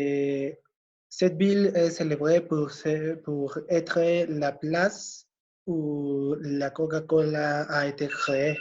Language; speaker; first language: French; non-native, learner; Spanish